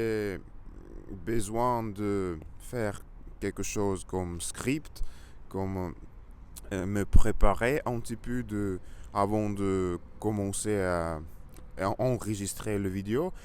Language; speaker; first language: French; non-native, learner; Russian